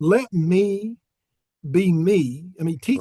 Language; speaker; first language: English; native; English